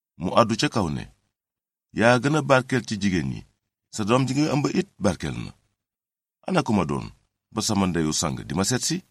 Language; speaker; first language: Wolof; native; Wolof